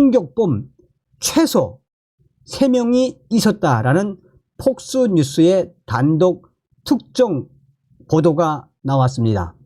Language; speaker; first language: Korean; native; Korean